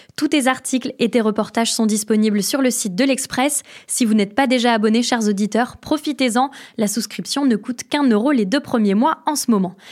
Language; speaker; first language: French; native; French